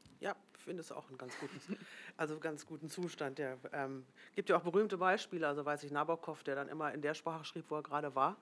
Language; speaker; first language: German; native; German